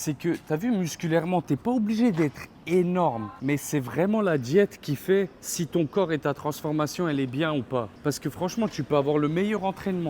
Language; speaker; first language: French; native; French